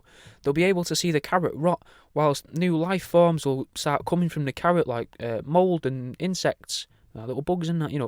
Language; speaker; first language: English; native; English